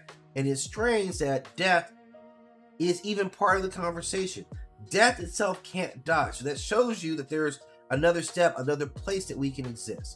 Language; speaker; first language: English; native; English